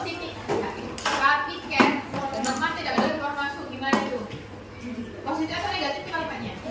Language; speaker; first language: Indonesian; native; Indonesian